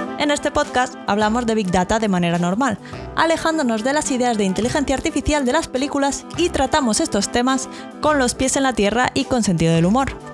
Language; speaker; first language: Spanish; native; Spanish